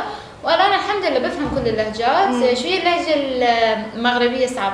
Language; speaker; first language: Arabic; non-native, fluent; Persian